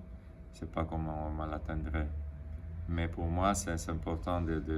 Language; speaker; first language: French; non-native, fluent; Italian